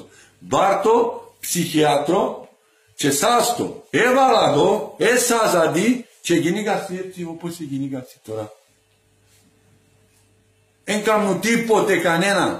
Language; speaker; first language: Greek; non-native, learner; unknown